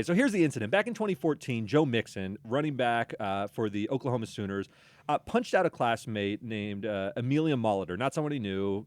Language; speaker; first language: English; native; English